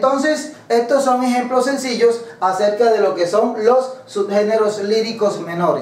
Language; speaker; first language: Spanish; native; Spanish